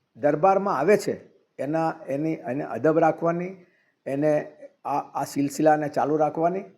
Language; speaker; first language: Gujarati; native; Gujarati